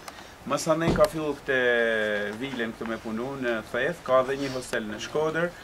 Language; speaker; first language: Albanian; early bilingual, heritage; Albanian